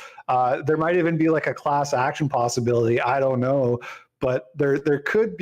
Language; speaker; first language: English; native; English